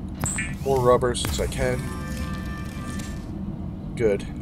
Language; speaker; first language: English; native; English